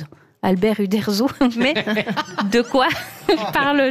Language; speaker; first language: French; native; French